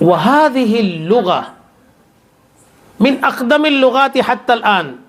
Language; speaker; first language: Arabic; non-native, learner; Urdu